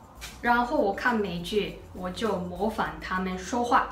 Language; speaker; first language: Chinese; non-native, fluent; Japanese